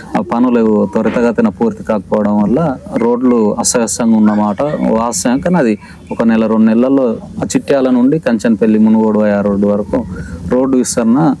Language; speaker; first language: Telugu; native; Telugu